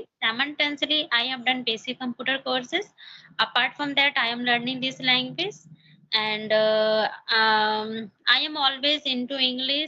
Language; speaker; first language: English; non-native, learner; Hindi